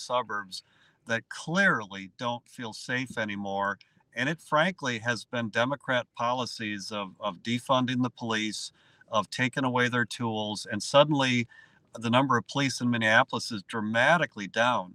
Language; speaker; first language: English; native; English